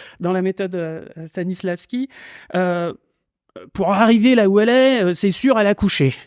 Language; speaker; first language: French; native; French